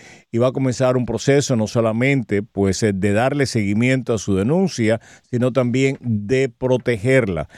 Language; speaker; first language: Spanish; native; Spanish